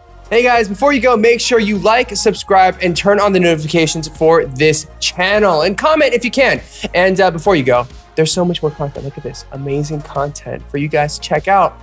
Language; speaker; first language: English; early bilingual, other home language; Korean